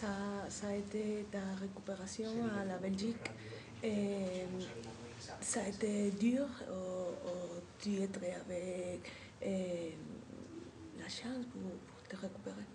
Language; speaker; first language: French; non-native, learner; Spanish